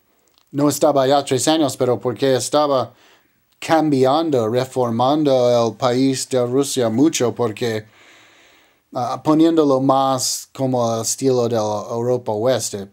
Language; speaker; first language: Spanish; non-native, learner; English